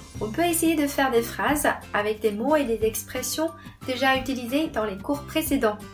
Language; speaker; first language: French; non-native, fluent; Chinese